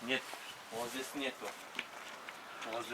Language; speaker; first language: Russian; non-native, local second language; Kyrgyz